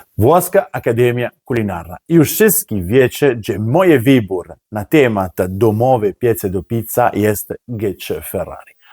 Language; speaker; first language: Polish; non-native, learner; Italian